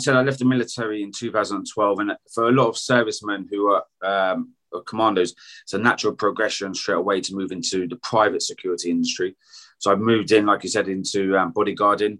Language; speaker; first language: English; native; English